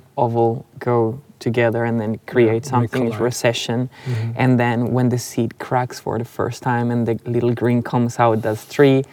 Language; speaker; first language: English; non-native, fluent; Spanish